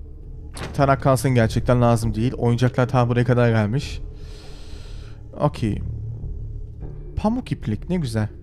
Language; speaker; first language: Turkish; early bilingual, heritage; Turkish